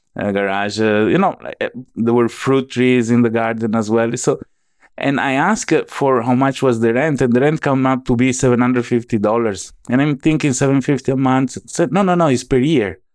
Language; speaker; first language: English; non-native, fluent; Italian